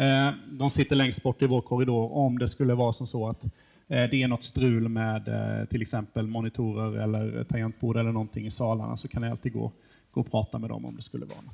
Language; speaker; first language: Swedish; native; Swedish